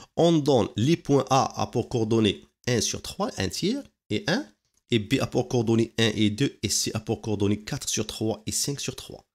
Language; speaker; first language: French; non-native, local second language; Arabic